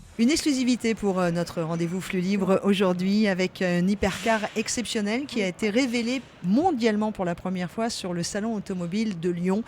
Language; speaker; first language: French; native; French